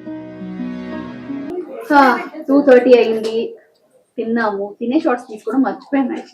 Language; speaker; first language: Telugu; non-native, local second language; Bangla